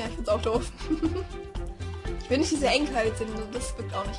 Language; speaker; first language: German; native; German